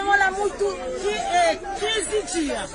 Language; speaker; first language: Portuguese; non-native, learner; Haitian Creole